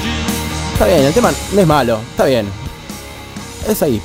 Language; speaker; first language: Spanish; native; Spanish